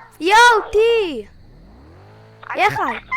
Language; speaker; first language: Polish; early bilingual, heritage; Polish